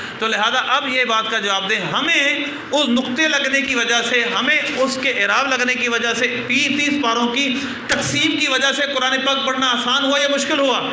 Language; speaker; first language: Urdu; non-native, local second language; Punjabi